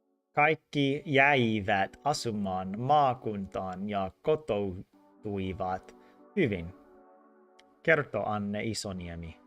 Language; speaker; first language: Finnish; non-native, learner; English